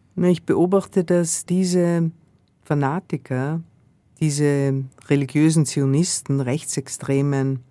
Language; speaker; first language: German; native; German